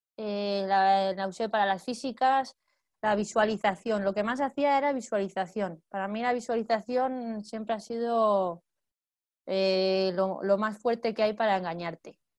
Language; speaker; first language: Spanish; native; Spanish